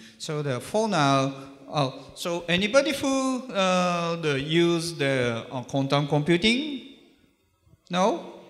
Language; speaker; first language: English; non-native, learner; Japanese